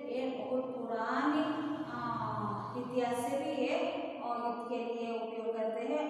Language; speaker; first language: Hindi; non-native, local second language; Kannada